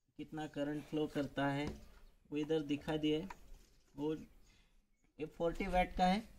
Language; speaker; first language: Hindi; non-native, local second language; Marathi